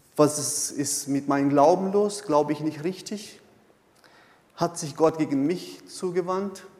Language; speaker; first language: German; non-native, fluent; Portuguese